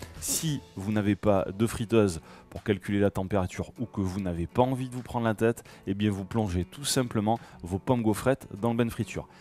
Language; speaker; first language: French; native; French